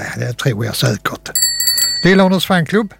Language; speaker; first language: Swedish; native; Swedish